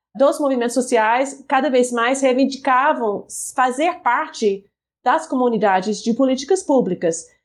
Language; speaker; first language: Portuguese; non-native, fluent; English